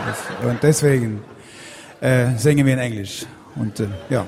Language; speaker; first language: German; non-native, learner; Swedish